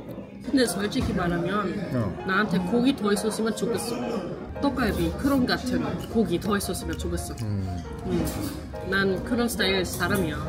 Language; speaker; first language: Korean; non-native, learner; German